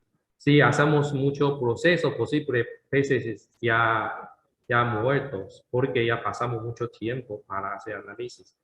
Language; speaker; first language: Spanish; non-native, learner; Chinese